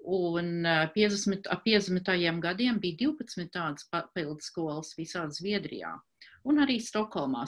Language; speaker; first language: Latvian; early bilingual, heritage; Latvian